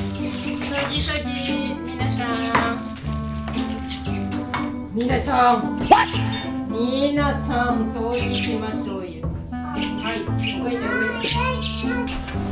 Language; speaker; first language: Japanese; non-native, fluent; Filipino